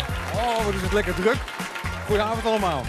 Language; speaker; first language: Dutch; native; Dutch